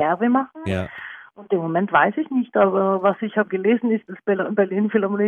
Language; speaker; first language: German; non-native, learner; Norwegian